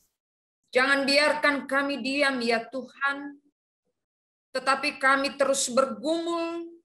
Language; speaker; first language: Indonesian; native; Indonesian